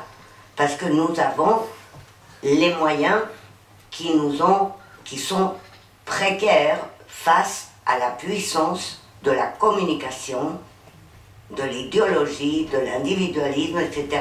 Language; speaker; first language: French; non-native, learner; Spanish